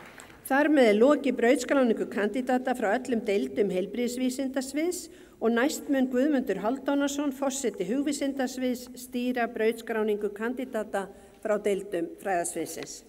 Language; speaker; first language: Icelandic; native; Icelandic